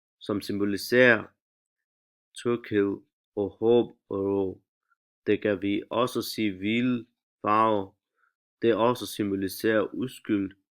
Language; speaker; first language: Danish; non-native, learner; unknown